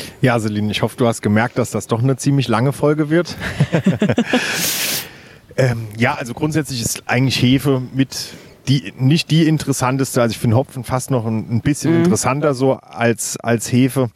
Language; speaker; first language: German; native; German